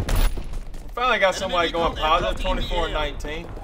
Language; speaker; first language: English; native; English